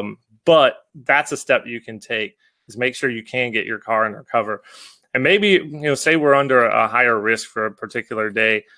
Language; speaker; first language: English; native; English